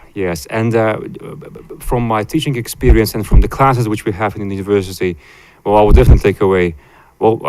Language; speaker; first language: English; non-native, fluent; Latvian